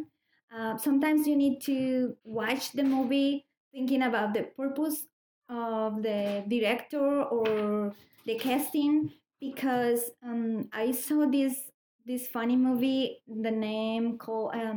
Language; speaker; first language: English; non-native, learner; Spanish